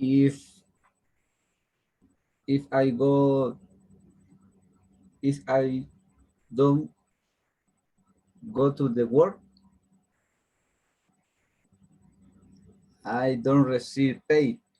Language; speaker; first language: English; non-native, learner; Spanish